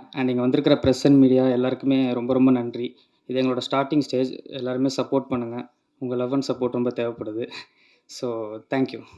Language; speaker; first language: Tamil; native; Tamil